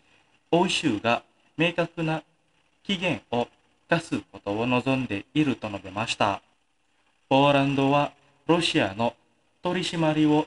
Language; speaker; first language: Japanese; non-native, fluent; Indonesian